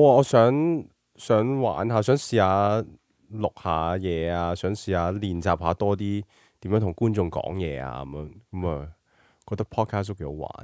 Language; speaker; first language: Cantonese; early bilingual, heritage; Cantonese